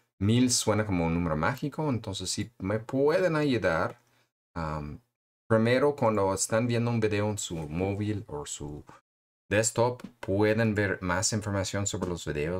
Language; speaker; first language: Spanish; non-native, fluent; English